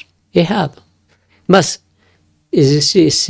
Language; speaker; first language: Portuguese; non-native, learner; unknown